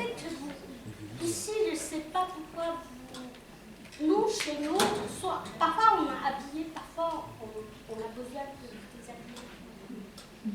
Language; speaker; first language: French; non-native, local second language; Chinese